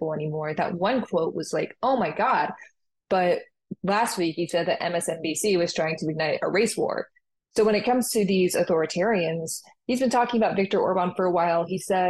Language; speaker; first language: English; native; English